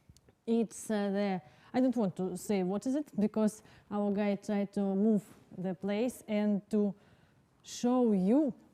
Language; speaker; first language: English; non-native, learner; Russian